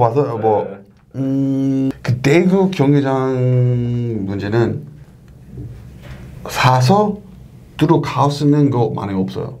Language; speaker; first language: Korean; non-native, learner; English